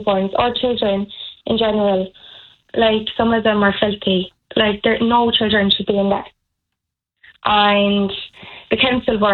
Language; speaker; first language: English; native; English